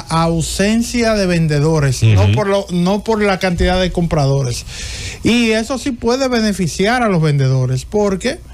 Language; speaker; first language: Spanish; native; Spanish